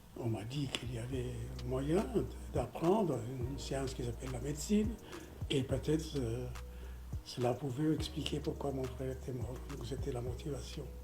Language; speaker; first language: French; non-native, fluent; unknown